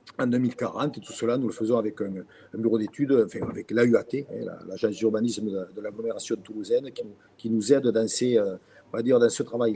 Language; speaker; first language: French; native; French